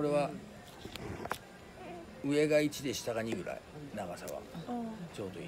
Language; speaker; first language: Japanese; native; Japanese